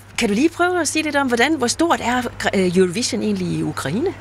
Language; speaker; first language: Danish; native; Danish